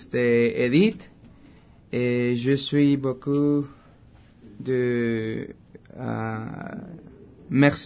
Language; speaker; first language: French; non-native, learner; Spanish